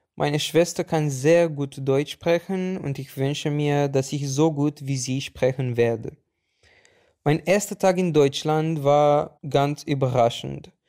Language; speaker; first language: German; non-native, fluent; Romanian